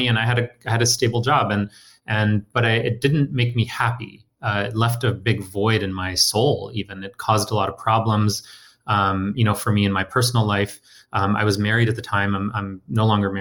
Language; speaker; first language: English; native; English